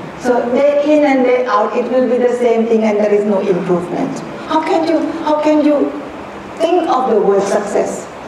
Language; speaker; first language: English; non-native, fluent; Thai